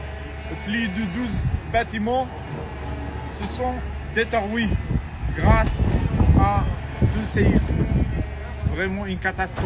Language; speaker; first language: French; non-native, fluent; Arabic